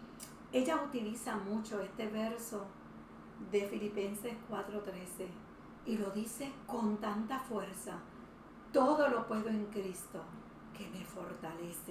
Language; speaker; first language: Spanish; native; Spanish